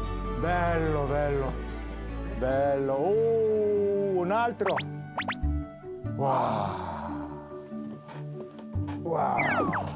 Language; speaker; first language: Italian; non-native, learner; Korean